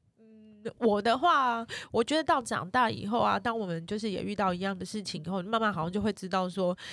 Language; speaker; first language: Chinese; native; Chinese